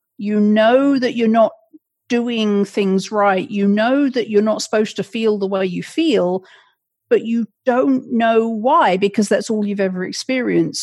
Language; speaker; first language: English; native; English